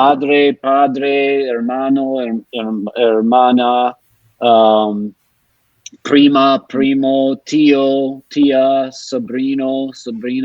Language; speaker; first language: Spanish; non-native, learner; English